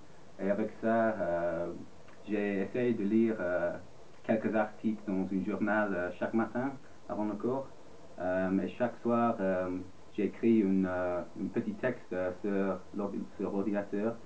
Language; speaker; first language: French; non-native, fluent; English